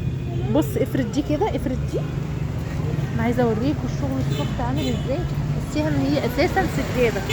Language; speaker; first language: Arabic; native; Arabic